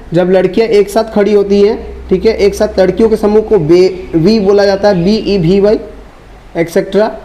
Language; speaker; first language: Hindi; native; Hindi